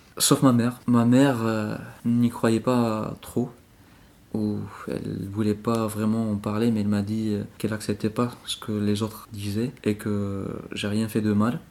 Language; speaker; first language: French; non-native, local second language; Arabic